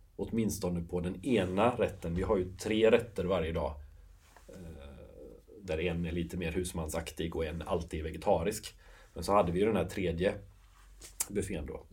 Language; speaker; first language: Swedish; native; Swedish